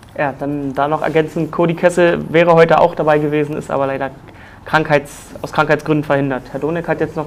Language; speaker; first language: German; native; German